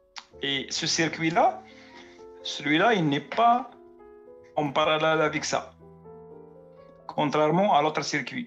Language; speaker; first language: French; native; French